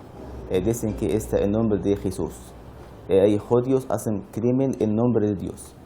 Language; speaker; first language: Spanish; non-native, learner; Arabic